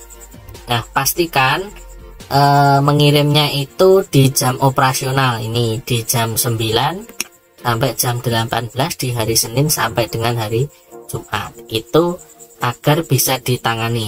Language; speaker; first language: Indonesian; native; Indonesian